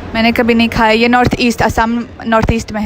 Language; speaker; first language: Hindi; non-native, fluent; Russian